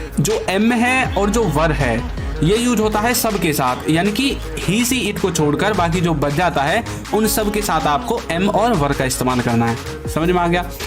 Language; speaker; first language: Hindi; native; Hindi